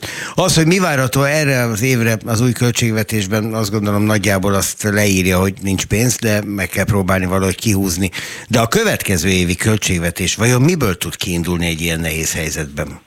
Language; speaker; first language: Hungarian; native; Hungarian